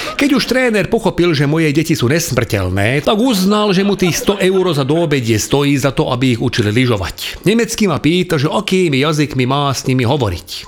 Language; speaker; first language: Slovak; non-native, local second language; Hungarian